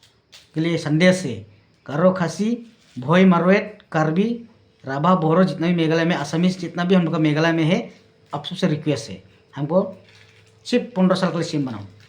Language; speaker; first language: Hindi; non-native, local second language; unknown